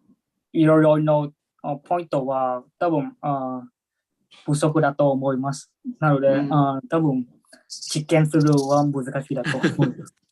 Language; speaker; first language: Japanese; non-native, learner; Vietnamese